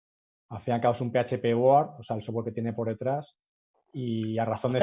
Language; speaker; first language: Spanish; native; Spanish